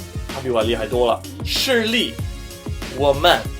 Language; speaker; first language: Chinese; non-native, fluent; English